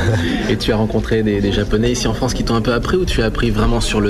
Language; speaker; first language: French; native; French